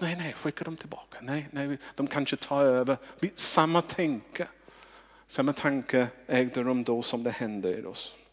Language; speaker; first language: Swedish; non-native, fluent; English